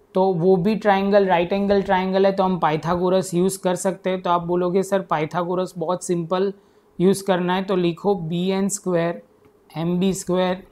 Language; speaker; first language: Hindi; non-native, local second language; Gujarati